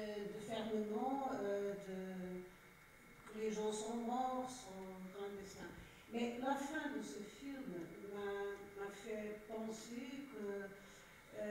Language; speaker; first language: French; non-native, fluent; Portuguese